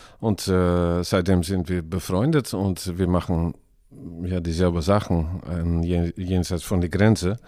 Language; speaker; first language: German; non-native, learner; Dutch